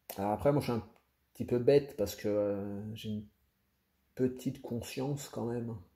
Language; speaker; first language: French; native; French